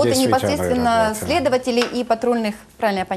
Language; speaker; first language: Russian; native; Russian